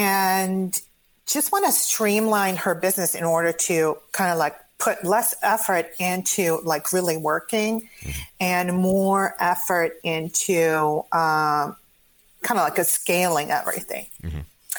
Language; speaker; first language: English; non-native, fluent; Croatian